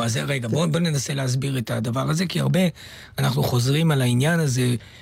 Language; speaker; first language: Hebrew; native; Hebrew